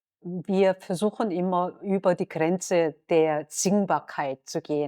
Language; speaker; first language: German; non-native, fluent; Korean